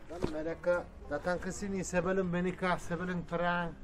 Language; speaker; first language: Indonesian; non-native, learner; Turkish